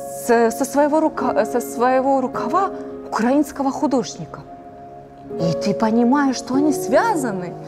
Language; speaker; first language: Ukrainian; native; Ukrainian